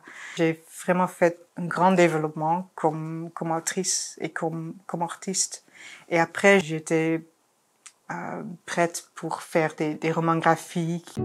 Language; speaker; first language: French; non-native, fluent; Dutch